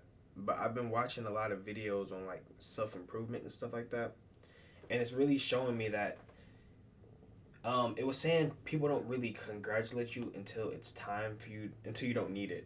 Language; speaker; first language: English; native; English